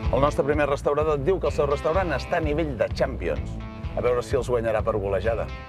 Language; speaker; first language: Catalan; native; Catalan